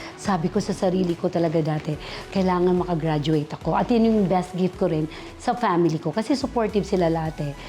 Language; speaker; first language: Filipino; non-native, local second language; Cebuano